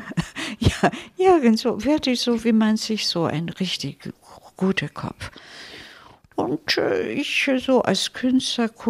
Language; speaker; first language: German; non-native, fluent; Italian